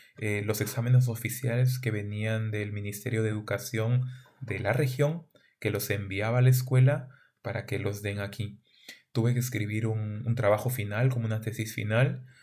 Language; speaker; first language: Spanish; native; Spanish